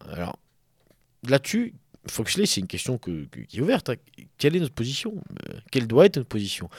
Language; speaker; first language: French; native; French